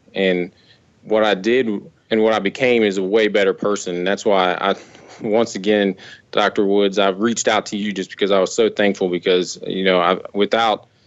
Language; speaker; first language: English; native; English